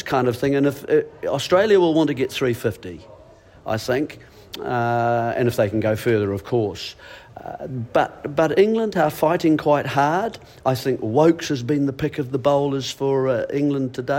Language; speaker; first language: English; native; English